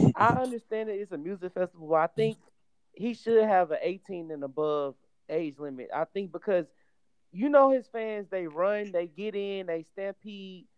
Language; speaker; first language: English; native; English